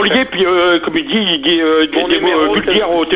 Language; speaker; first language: French; native; French